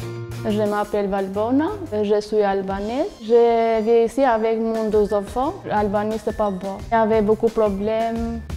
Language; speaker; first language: French; non-native, learner; Albanian